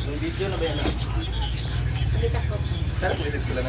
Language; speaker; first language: Filipino; non-native, local second language; Cebuano